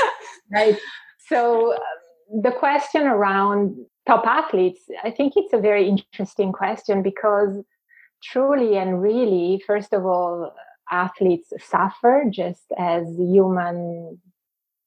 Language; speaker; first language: English; non-native, fluent; Italian